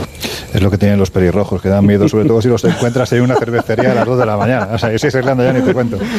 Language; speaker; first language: Spanish; native; Spanish